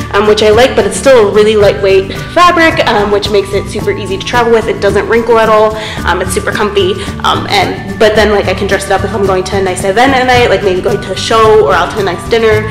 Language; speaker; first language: English; native; English